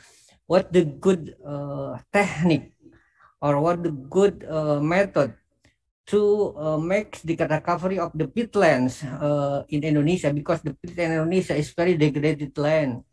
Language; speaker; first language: English; non-native, learner; Indonesian